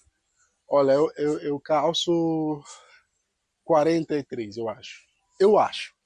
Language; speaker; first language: Portuguese; non-native, learner; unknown